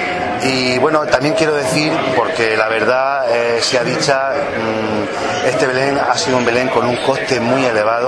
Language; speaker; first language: Spanish; native; Spanish